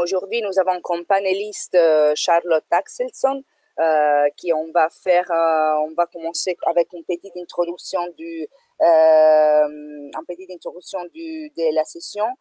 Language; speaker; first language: French; non-native, fluent; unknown